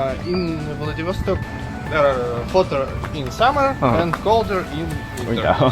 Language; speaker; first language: English; non-native, learner; Russian